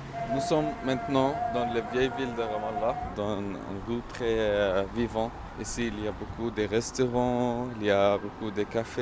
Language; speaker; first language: French; non-native, fluent; Arabic